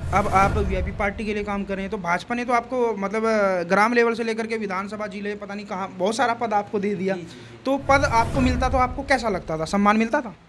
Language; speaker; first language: Hindi; native; Hindi